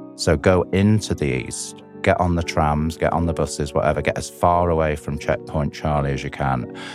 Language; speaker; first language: English; native; English